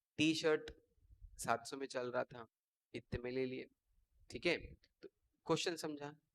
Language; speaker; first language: Hindi; non-native, local second language; Marathi